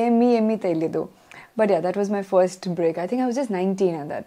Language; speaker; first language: Telugu; non-native, learner; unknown